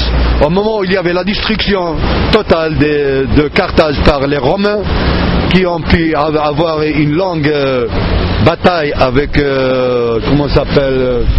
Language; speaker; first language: French; non-native, fluent; Arabic